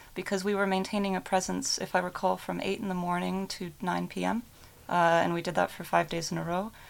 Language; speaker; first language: English; early bilingual, other home language; Ukrainian